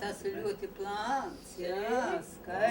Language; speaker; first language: Latvian; early bilingual, heritage; Latvian